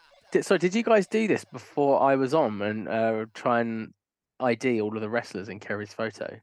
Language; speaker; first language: English; native; English